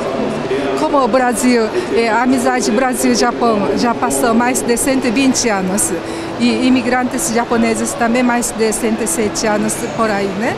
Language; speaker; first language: Portuguese; non-native, learner; Japanese